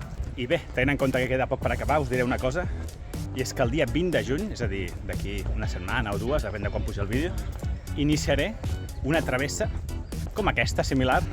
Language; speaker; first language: Catalan; native; Catalan